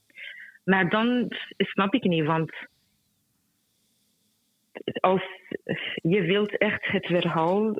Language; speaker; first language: Dutch; non-native, fluent; Persian